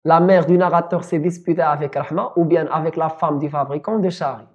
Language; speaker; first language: French; non-native, local second language; Arabic